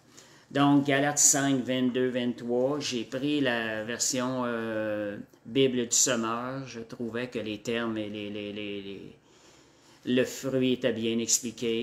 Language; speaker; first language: French; native; French